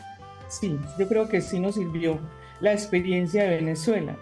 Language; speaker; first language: Spanish; native; Spanish